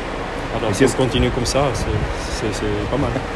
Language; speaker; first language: French; non-native, learner; German